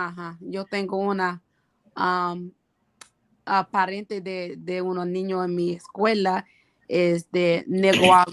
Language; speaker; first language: Spanish; non-native, learner; English